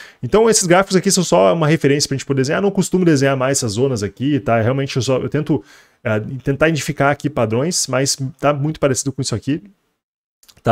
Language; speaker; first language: Portuguese; native; Portuguese